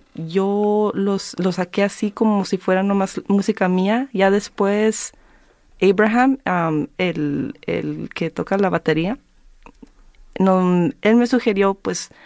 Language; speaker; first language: Spanish; early bilingual, heritage; Spanish